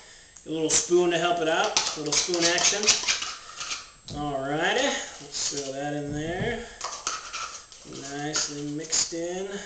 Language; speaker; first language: English; native; English